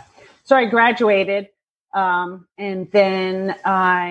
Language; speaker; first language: English; native; English